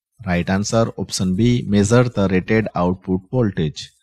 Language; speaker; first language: English; non-native, local second language; Gujarati